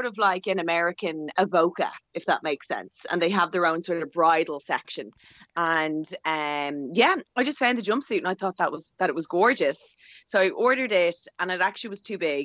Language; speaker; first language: English; native; English